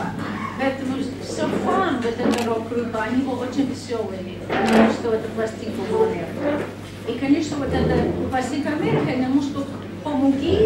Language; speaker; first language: Russian; non-native, learner; English